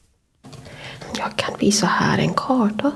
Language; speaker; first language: Swedish; non-native, fluent; Persian